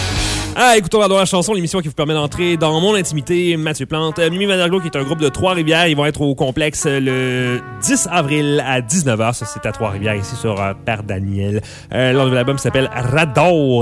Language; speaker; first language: French; native; French